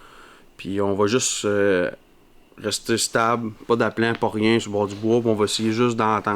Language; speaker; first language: French; native; French